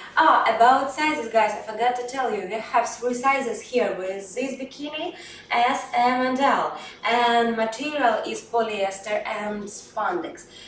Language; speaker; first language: English; non-native, fluent; Russian